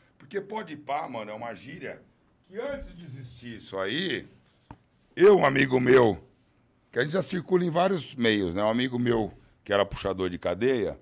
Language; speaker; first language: Portuguese; native; Portuguese